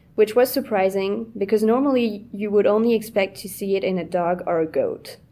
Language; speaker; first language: English; non-native, fluent; French